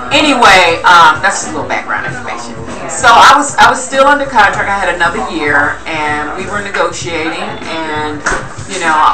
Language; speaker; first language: English; native; English